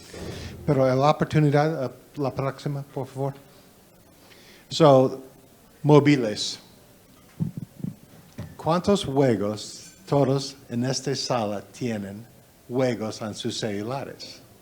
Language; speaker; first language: Spanish; non-native, learner; English